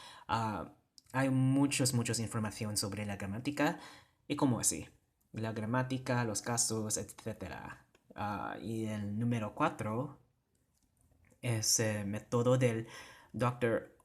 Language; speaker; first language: Spanish; non-native, learner; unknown